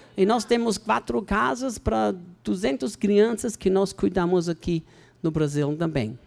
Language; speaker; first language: Portuguese; non-native, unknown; German